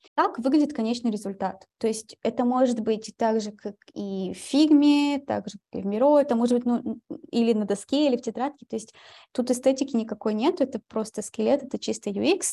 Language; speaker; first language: Russian; early bilingual, heritage; Russian